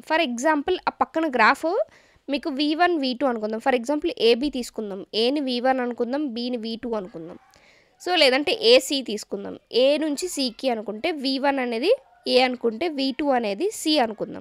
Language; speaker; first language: Telugu; native; Telugu